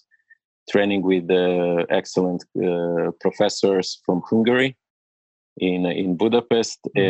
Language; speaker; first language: English; non-native, learner; Serbian